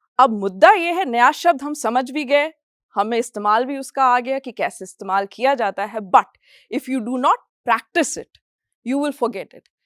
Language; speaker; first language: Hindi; non-native, fluent; English